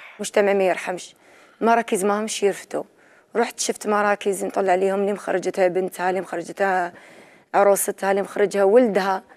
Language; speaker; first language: Arabic; native; Arabic